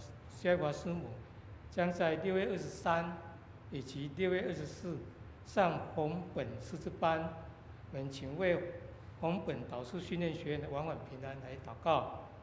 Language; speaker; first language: Chinese; native; Chinese